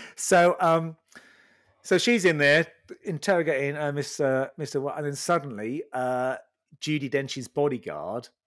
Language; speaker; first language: English; native; English